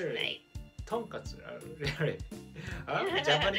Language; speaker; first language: English; non-native, learner; Japanese